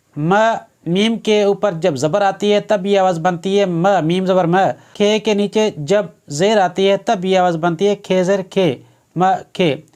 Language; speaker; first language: Urdu; non-native, local second language; Sindhi